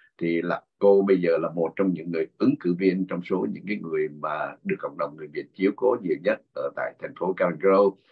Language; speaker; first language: Vietnamese; native; Vietnamese